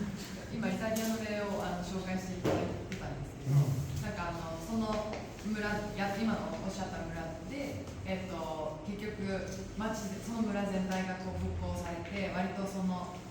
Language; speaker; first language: Japanese; native; Japanese